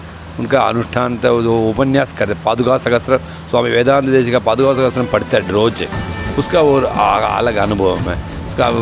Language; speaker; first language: Hindi; non-native, local second language; Tamil